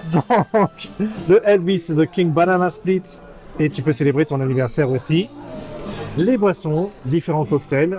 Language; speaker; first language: French; native; French